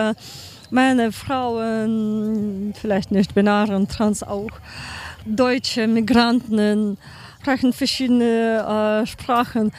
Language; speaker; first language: German; non-native, learner; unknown